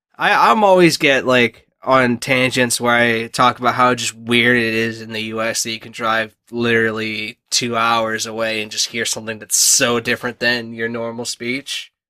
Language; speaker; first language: English; native; English